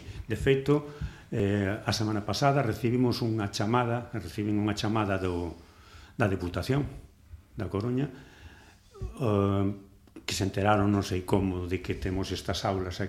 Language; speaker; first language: Galician; native; Galician